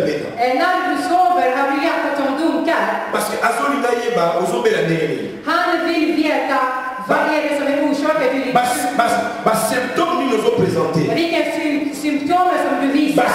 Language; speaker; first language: Swedish; non-native, fluent; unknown